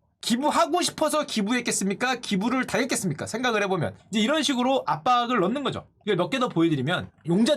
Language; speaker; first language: Korean; native; Korean